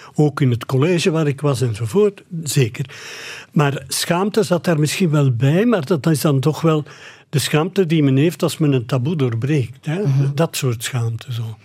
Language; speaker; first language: Dutch; native; Dutch